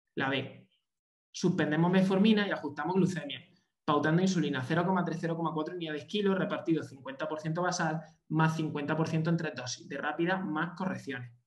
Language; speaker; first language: Spanish; native; Spanish